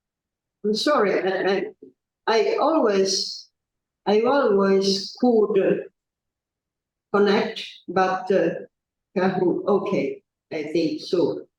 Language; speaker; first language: English; non-native, learner; Italian